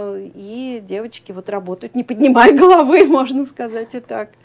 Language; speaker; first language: Russian; native; Russian